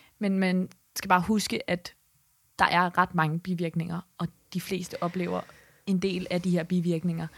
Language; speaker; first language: Danish; native; Danish